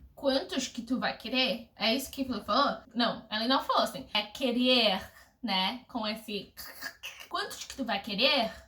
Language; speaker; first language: Portuguese; non-native, fluent; English